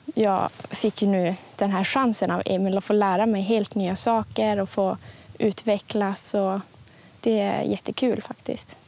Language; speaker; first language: Swedish; native; Swedish